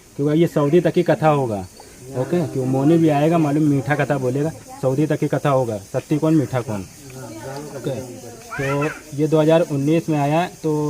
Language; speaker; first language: Hindi; native; Hindi